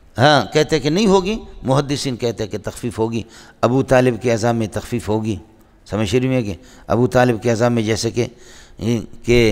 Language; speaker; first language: Urdu; non-native, local second language; Brahui